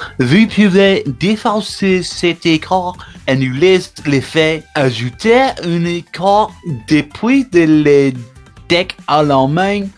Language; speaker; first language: French; non-native, learner; English